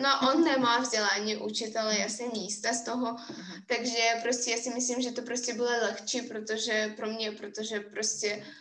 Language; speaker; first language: Czech; non-native, fluent; Russian